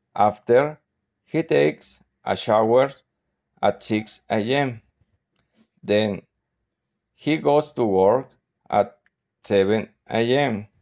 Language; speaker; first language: English; non-native, learner; Spanish